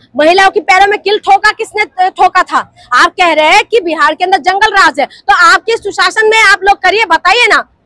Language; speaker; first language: Hindi; non-native, local second language; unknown